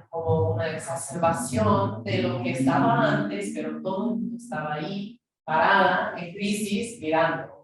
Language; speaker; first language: Spanish; non-native, fluent; English